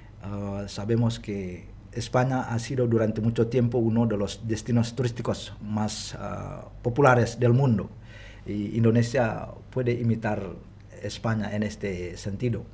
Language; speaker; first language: Spanish; non-native, fluent; Indonesian